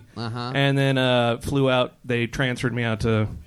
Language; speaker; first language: English; native; English